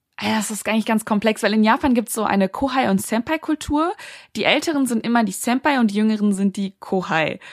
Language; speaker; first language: German; native; German